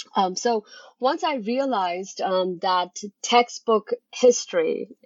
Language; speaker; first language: English; non-native, local second language; Bangla